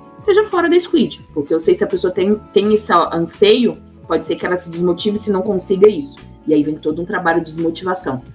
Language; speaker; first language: Portuguese; native; Portuguese